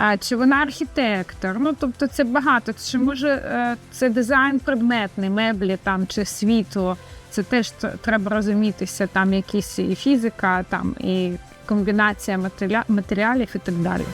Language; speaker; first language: Ukrainian; native; Ukrainian